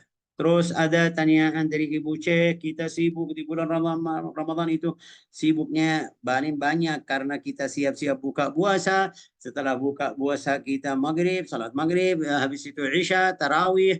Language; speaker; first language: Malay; non-native, fluent; Arabic